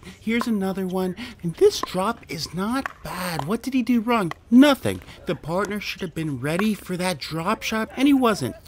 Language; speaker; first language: English; native; English